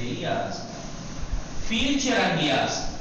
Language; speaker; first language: Persian; non-native, fluent; Urdu